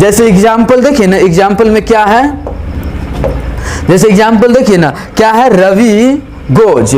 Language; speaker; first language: Hindi; native; Hindi